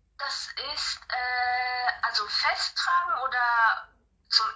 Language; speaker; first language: German; early bilingual, other home language; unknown